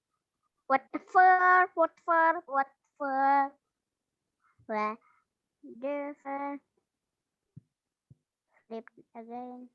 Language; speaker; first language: English; non-native, learner; Indonesian